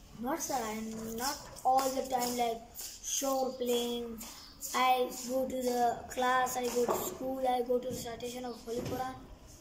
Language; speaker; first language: English; non-native, learner; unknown